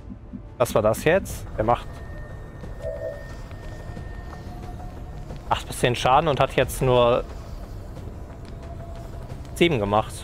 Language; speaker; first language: German; native; German